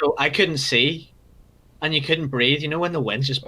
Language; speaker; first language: English; native; English